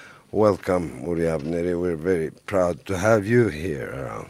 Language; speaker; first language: English; non-native, fluent; Turkish